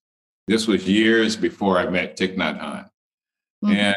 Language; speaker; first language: English; native; English